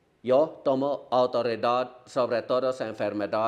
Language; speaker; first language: Spanish; non-native, learner; Finnish